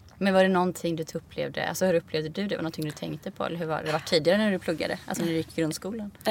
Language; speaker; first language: Swedish; early bilingual, other home language; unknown